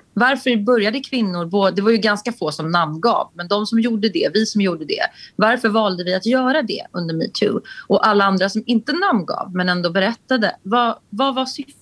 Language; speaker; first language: Swedish; native; Swedish